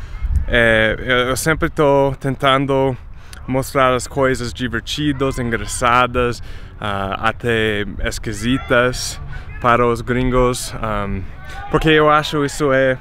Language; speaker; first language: Portuguese; non-native, fluent; English